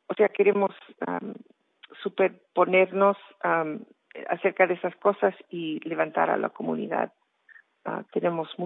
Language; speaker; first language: Spanish; early bilingual, heritage; Spanish